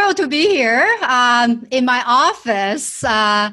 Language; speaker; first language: English; non-native, fluent; Chinese